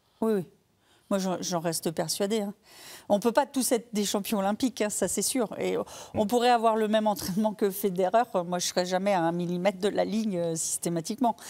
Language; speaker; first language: French; native; French